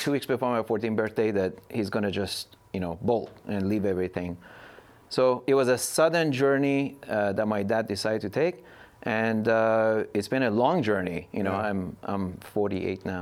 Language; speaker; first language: English; non-native, fluent; Persian